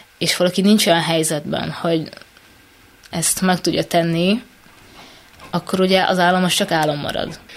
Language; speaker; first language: Hungarian; native; Hungarian